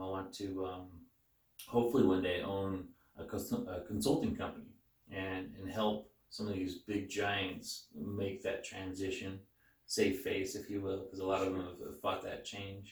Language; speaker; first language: English; native; English